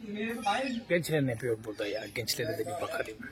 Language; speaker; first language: Turkish; non-native, fluent; Hindi